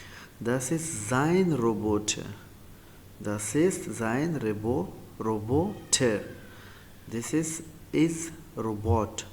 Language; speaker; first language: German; non-native, learner; Urdu